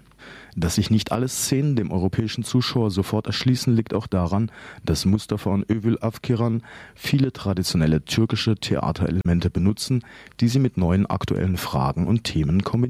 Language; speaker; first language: German; native; German